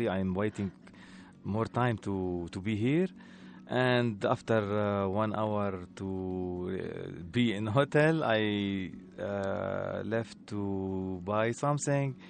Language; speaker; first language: English; non-native, learner; Arabic